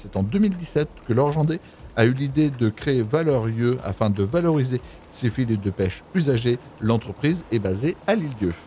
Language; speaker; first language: French; native; French